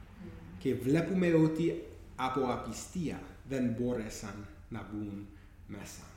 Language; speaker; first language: Greek; non-native, fluent; English